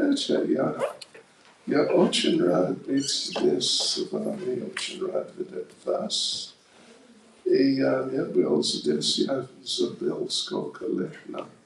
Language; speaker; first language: Russian; non-native, learner; English